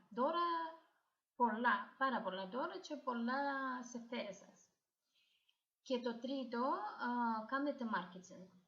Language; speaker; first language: Greek; non-native, fluent; Russian